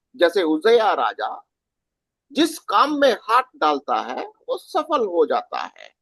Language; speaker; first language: Hindi; native; Hindi